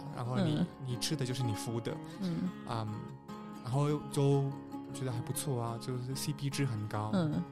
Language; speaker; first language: Chinese; non-native, fluent; Spanish